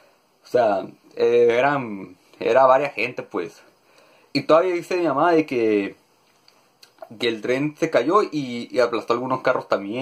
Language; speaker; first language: Spanish; native; Spanish